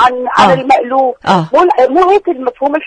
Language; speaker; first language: Arabic; native; Arabic